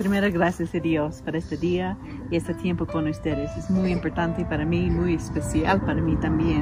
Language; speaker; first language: Spanish; non-native, learner; English